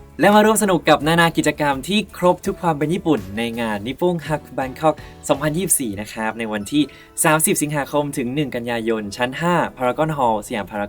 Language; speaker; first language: Thai; native; Thai